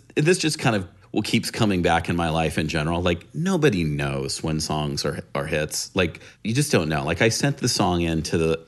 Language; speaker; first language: English; native; English